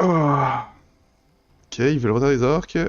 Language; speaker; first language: French; native; French